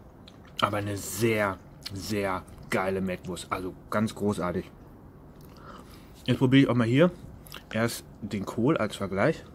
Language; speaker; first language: German; native; German